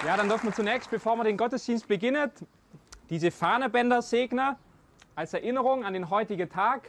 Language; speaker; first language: German; native; German